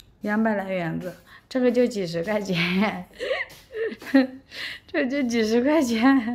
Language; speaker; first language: Chinese; native; Chinese